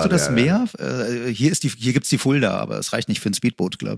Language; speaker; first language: German; native; German